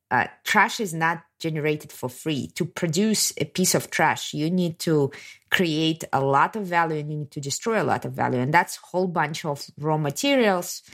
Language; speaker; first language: English; non-native, fluent; Kazakh